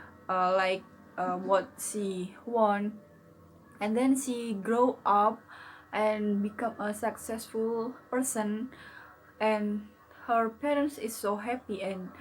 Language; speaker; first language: English; non-native, learner; Indonesian